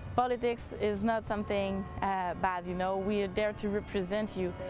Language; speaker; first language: English; non-native, fluent; French